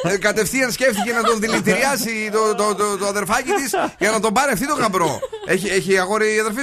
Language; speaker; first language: Greek; native; Greek